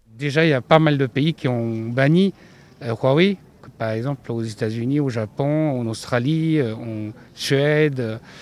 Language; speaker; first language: French; native; French